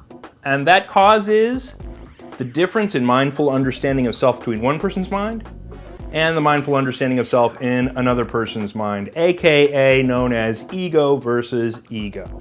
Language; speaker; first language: English; native; English